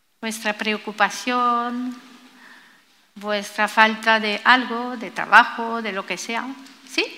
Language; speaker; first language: Spanish; non-native, fluent; French